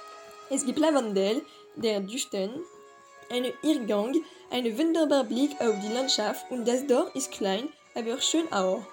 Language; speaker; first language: German; non-native, learner; French